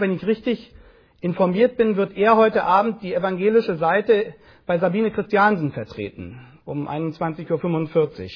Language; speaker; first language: German; native; German